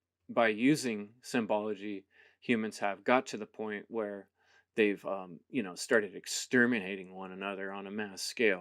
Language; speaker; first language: English; native; English